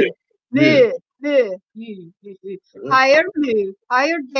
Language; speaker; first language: Turkish; non-native, learner; English